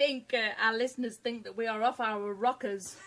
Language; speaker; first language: English; native; English